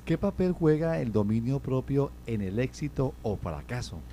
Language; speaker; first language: Spanish; native; Spanish